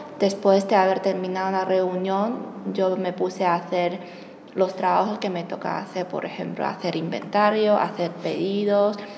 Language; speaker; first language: Spanish; non-native, fluent; Chinese